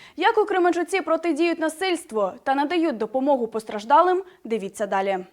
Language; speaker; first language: Ukrainian; native; Ukrainian